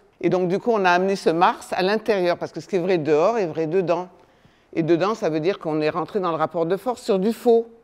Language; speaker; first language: French; native; French